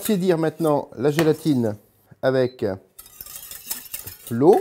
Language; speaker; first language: French; native; French